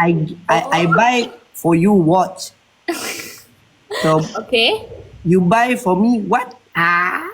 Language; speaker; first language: English; non-native, learner; Malay